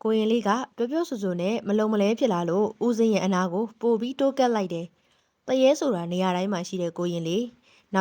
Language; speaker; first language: Burmese; native; Burmese